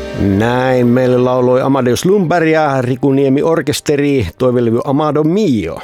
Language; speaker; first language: Finnish; native; Finnish